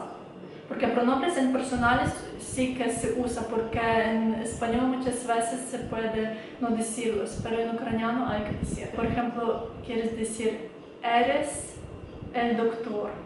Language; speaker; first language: Spanish; non-native, fluent; Ukrainian